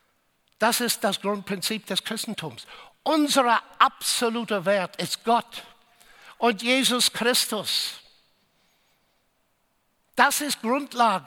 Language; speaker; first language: German; non-native, fluent; English